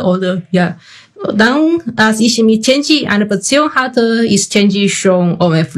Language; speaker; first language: German; non-native, fluent; Chinese